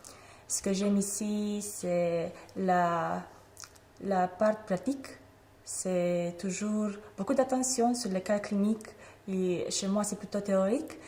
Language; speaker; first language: French; non-native, fluent; Romanian